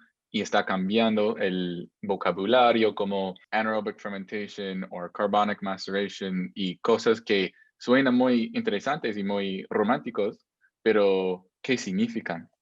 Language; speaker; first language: Spanish; non-native, fluent; English